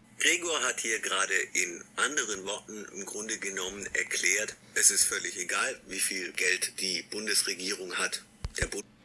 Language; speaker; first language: German; native; German